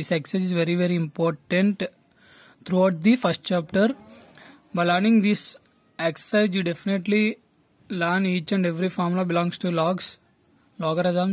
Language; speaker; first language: English; non-native, local second language; Telugu